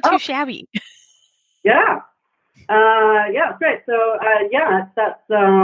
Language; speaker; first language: English; native; English